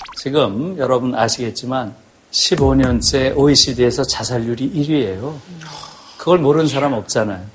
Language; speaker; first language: Korean; native; Korean